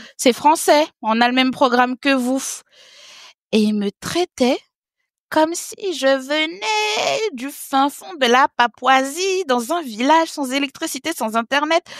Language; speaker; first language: French; early bilingual, other home language; Haitian Creole